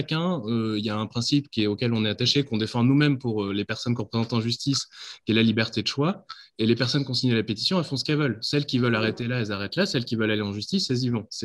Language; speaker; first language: French; native; French